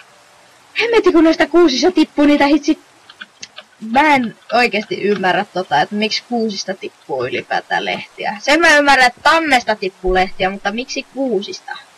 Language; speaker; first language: Finnish; native; Finnish